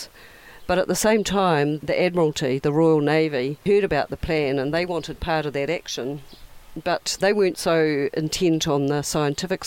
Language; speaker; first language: English; native; English